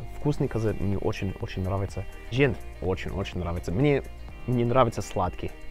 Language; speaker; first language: Russian; non-native, learner; English